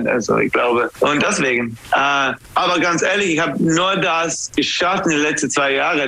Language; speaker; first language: German; non-native, learner; English